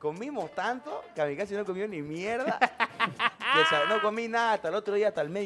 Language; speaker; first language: Spanish; native; Spanish